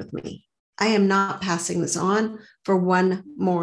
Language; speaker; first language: English; native; English